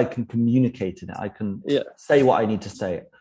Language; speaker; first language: English; native; English